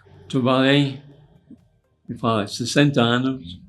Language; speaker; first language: Portuguese; non-native, fluent; English